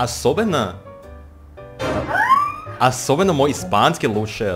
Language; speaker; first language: Russian; non-native, learner; Indonesian